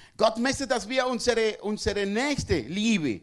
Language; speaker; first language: German; non-native, learner; Spanish